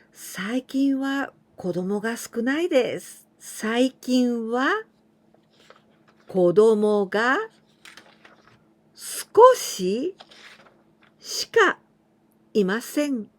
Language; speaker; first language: Japanese; non-native, fluent; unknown